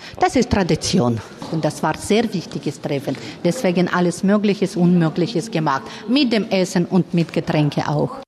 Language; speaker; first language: German; non-native, learner; Russian